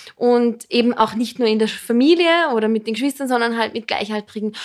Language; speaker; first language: German; non-native, fluent; Serbian